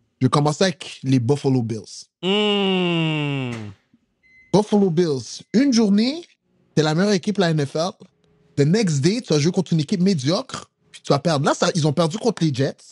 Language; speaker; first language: French; native; French